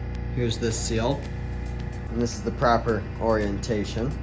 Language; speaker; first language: English; native; English